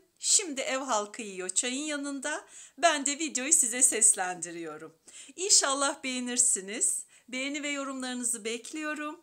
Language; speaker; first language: Turkish; native; Turkish